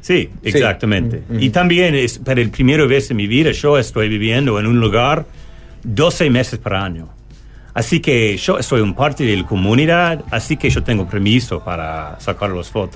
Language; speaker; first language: Spanish; non-native, learner; English